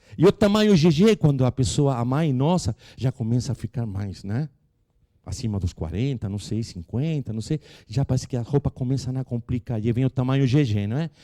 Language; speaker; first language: Portuguese; non-native, fluent; Spanish